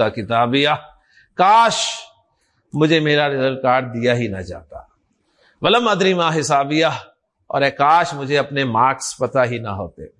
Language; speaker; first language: Urdu; native; Urdu